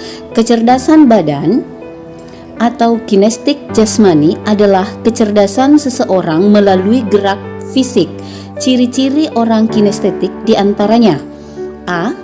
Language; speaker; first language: Indonesian; non-native, local second language; Buginese